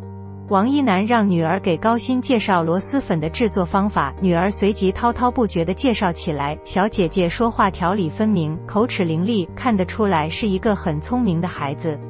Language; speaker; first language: Chinese; native; Chinese